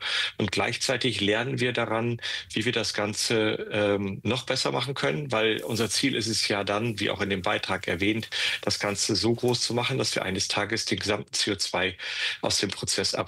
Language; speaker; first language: German; native; German